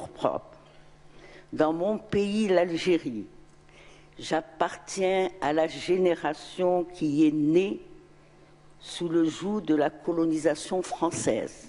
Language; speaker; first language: French; non-native, local second language; Arabic